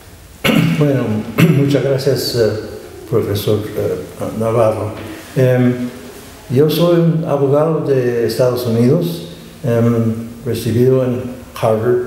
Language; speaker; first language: Spanish; non-native, fluent; English